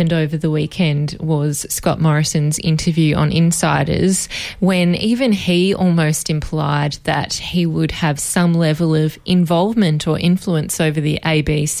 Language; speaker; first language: English; native; English